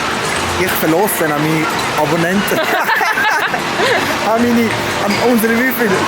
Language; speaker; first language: German; non-native, local second language; Croatian